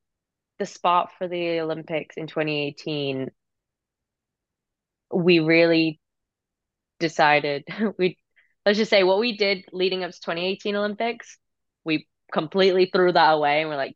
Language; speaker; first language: English; native; English